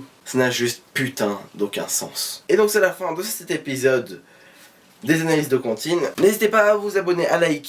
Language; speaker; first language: French; native; French